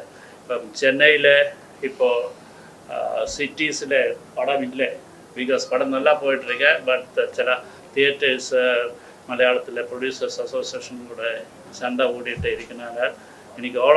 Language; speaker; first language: Tamil; non-native, learner; Malayalam